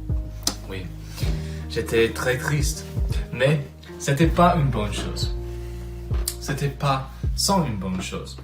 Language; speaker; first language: French; non-native, fluent; English